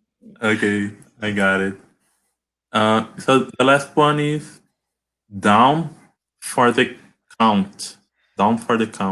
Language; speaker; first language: English; non-native, learner; Portuguese